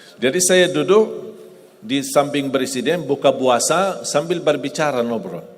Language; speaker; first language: Indonesian; non-native, fluent; Arabic